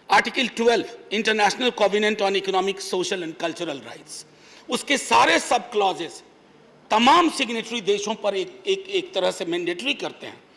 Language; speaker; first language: Hindi; native; Hindi